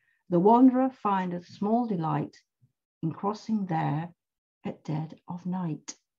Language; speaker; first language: English; native; English